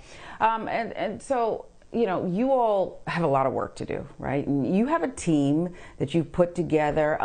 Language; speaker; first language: English; native; English